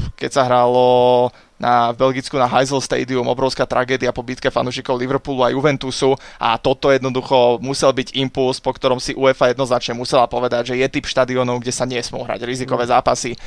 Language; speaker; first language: Slovak; native; Slovak